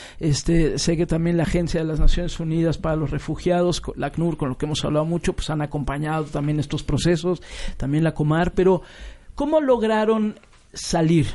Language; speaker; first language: Spanish; native; Spanish